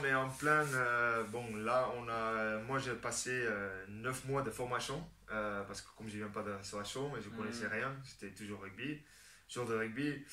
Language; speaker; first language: French; non-native, fluent; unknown